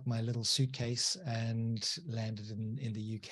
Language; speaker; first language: English; native; English